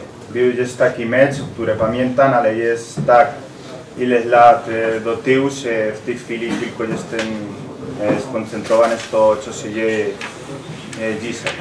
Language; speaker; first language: Polish; non-native, learner; Spanish